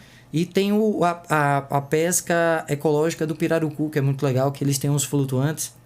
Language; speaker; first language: Portuguese; native; Portuguese